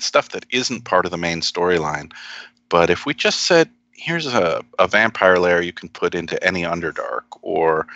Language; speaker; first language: English; native; English